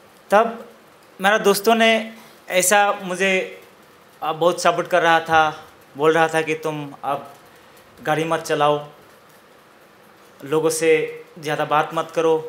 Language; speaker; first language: Hindi; non-native, local second language; Bangla